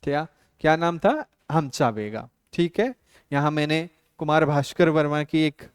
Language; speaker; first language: Hindi; non-native, local second language; Assamese